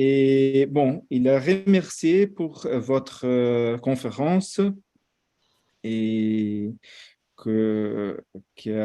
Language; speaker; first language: French; non-native, fluent; Portuguese